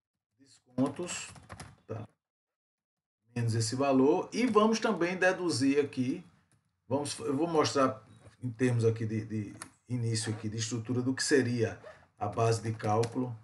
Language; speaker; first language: Portuguese; native; Portuguese